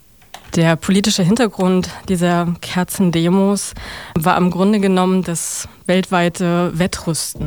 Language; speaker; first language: German; native; German